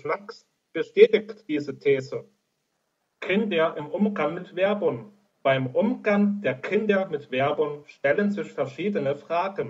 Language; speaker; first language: German; native; German